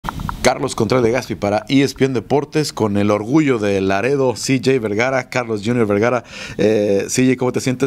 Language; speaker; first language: Spanish; native; Spanish